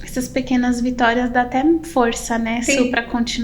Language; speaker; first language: Portuguese; native; Portuguese